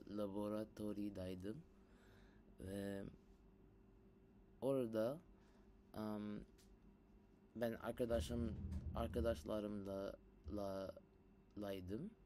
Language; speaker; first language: Turkish; non-native, learner; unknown